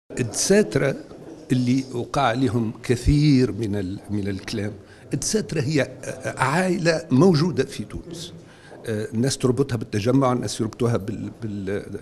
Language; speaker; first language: Arabic; native; Arabic